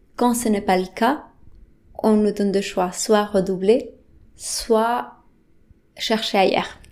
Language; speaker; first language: French; non-native, fluent; Spanish